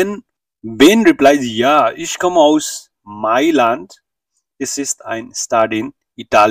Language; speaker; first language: German; non-native, learner; Nepali